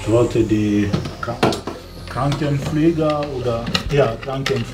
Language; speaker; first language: German; non-native, learner; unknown